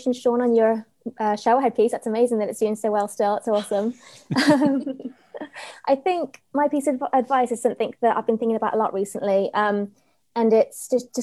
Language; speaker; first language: English; native; English